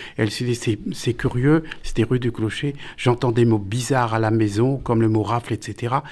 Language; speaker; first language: French; native; French